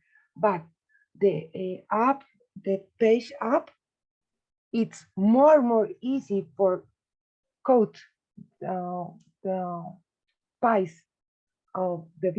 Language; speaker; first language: English; non-native, learner; Spanish